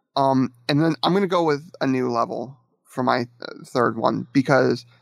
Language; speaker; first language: English; native; English